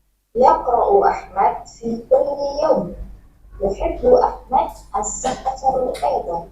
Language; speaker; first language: Arabic; non-native, learner; Indonesian